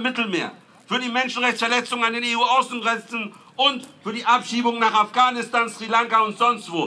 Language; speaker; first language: German; native; German